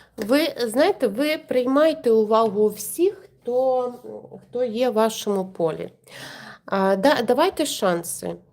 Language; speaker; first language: Ukrainian; non-native, local second language; Russian